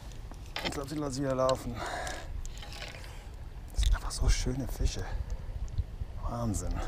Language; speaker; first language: German; native; German